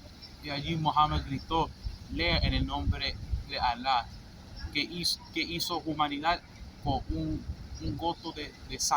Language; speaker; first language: Spanish; non-native, fluent; English